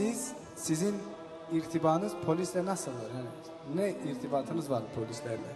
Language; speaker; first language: Turkish; non-native, fluent; Tajik